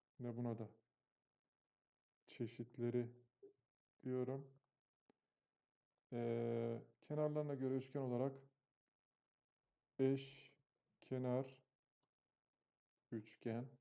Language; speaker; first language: Turkish; native; Turkish